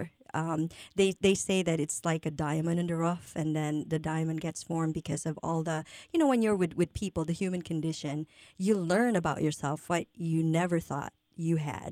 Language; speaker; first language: English; non-native, local second language; Filipino